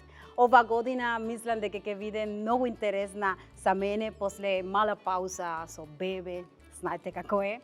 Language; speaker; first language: Macedonian; non-native, fluent; Spanish